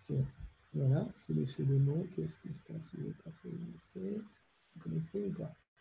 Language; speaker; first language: French; native; French